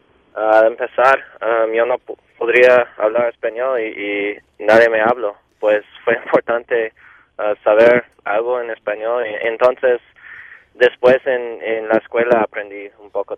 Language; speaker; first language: Spanish; non-native, local second language; English